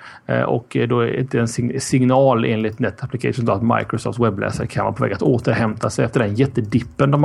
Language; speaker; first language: Swedish; native; Swedish